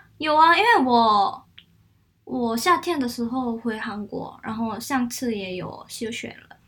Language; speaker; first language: Chinese; non-native, fluent; Korean